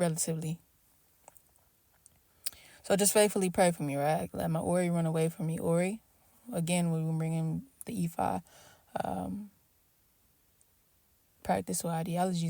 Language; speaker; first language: English; native; English